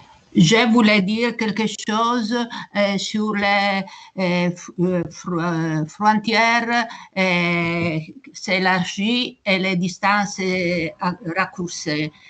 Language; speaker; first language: French; non-native, learner; Italian